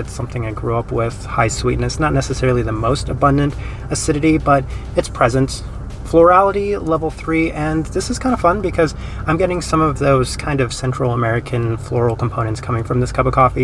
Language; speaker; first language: English; native; English